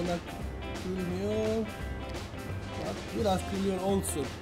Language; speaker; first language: Turkish; non-native, learner; Italian